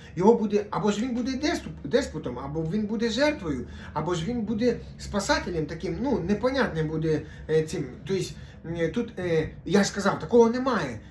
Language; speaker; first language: Ukrainian; non-native, local second language; Russian